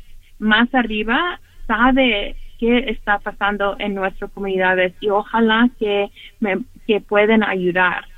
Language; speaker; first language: Spanish; early bilingual, heritage; Spanish